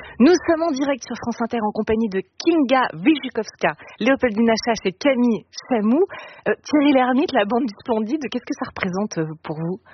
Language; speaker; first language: French; native; French